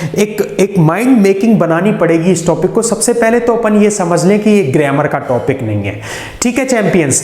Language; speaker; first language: Hindi; native; Hindi